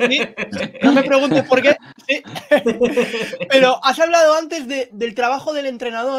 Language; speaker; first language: Spanish; native; Spanish